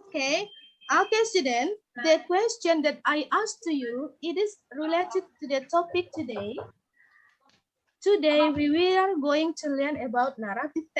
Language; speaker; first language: English; non-native, learner; Indonesian